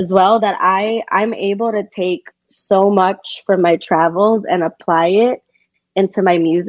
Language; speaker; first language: English; native; English